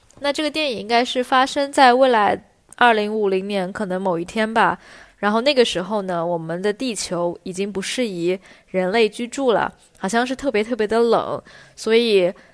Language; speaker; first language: Chinese; native; Chinese